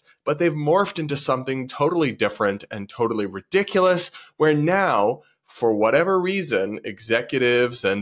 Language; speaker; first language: English; native; English